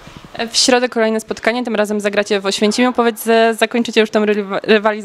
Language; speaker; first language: Polish; native; Polish